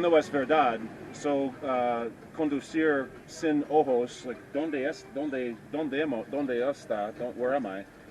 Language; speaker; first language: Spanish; non-native, learner; English